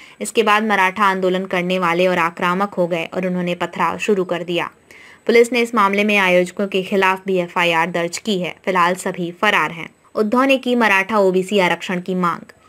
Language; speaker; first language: Hindi; non-native, local second language; Marathi